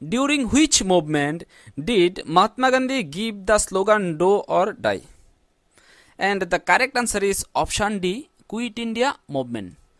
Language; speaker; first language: English; non-native, local second language; Bangla